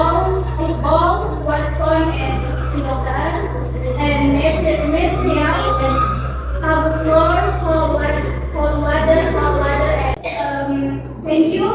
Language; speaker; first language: English; non-native, learner; Indonesian